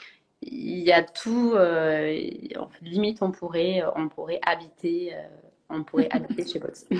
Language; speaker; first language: French; native; French